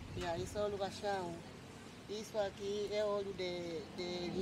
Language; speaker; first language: Portuguese; non-native, local second language; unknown